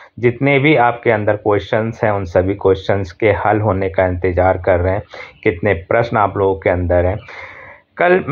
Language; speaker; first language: Hindi; native; Hindi